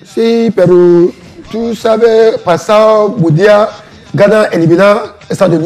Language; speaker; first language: Spanish; non-native, learner; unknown